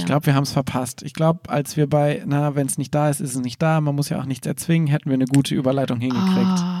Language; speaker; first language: German; native; German